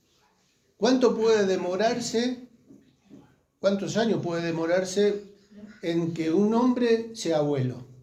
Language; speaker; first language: Spanish; native; Spanish